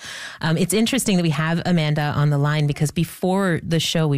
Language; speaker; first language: English; native; English